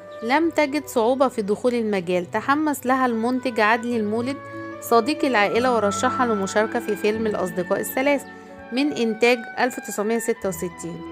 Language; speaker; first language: Arabic; native; Arabic